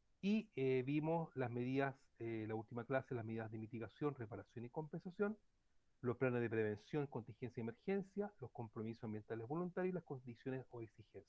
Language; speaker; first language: Spanish; native; Spanish